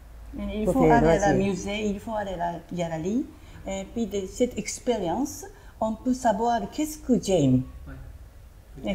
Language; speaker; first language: French; non-native, learner; Japanese